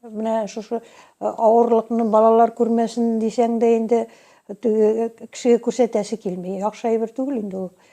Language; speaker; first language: Tatar; native; Tatar